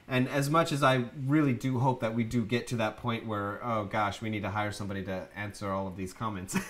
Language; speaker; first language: English; native; English